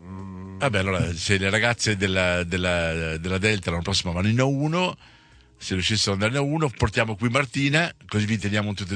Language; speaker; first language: Italian; native; Italian